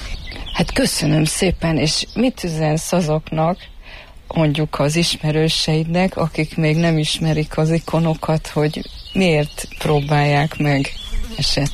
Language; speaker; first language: Hungarian; native; Hungarian